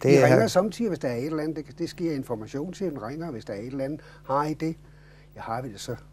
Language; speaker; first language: Danish; native; Danish